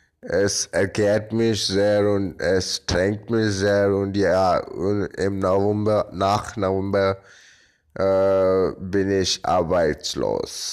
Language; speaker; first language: German; non-native, learner; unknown